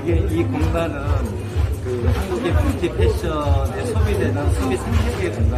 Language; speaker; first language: Korean; native; Korean